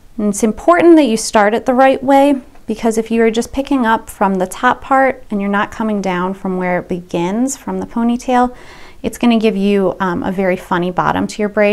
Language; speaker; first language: English; native; English